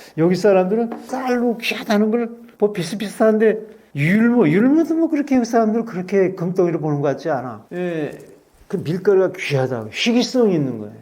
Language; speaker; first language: Korean; native; Korean